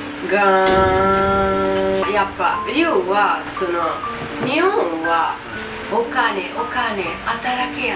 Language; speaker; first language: Japanese; non-native, learner; Italian